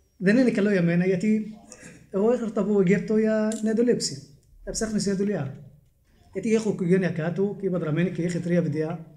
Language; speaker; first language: Greek; non-native, learner; Arabic